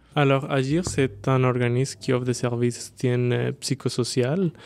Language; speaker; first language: French; non-native, fluent; Spanish